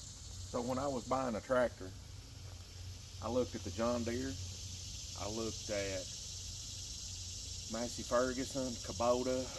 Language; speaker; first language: English; native; English